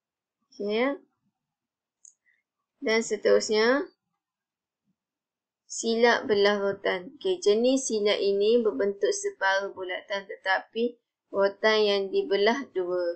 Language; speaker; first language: Malay; native; Malay